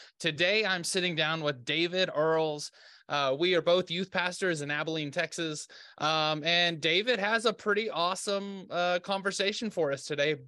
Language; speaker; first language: English; native; English